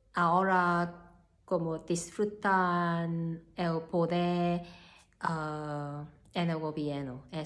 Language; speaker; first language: Spanish; non-native, learner; Cantonese